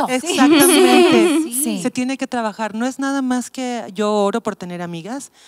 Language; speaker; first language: Spanish; native; Spanish